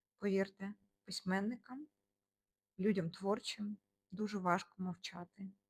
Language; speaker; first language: Ukrainian; non-native, local second language; Russian